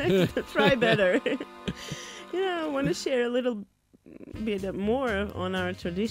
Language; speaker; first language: English; non-native, fluent; Armenian